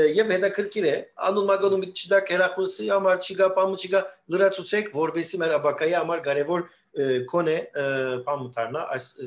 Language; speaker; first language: Armenian; early bilingual, heritage; Armenian